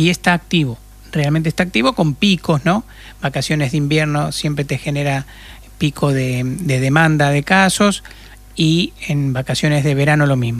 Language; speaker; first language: Spanish; native; Spanish